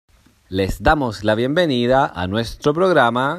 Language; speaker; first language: Spanish; native; Spanish